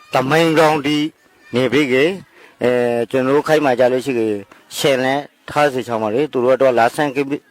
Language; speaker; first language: Burmese; native; Burmese